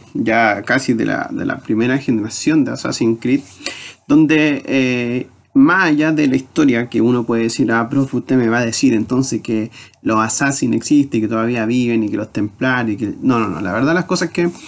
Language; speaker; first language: Spanish; native; Spanish